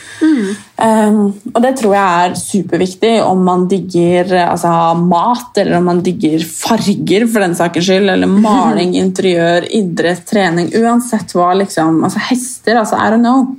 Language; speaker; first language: Norwegian; native; Norwegian